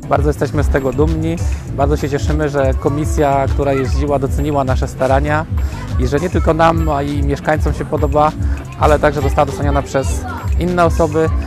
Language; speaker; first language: Polish; native; Polish